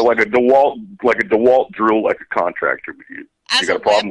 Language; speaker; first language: English; native; English